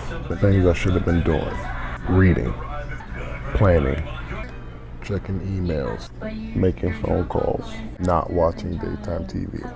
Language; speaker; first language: English; native; English